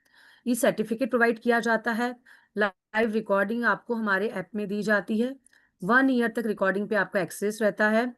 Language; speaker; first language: Hindi; native; Hindi